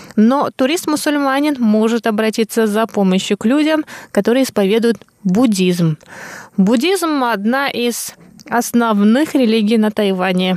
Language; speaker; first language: Russian; non-native, local second language; Tuvinian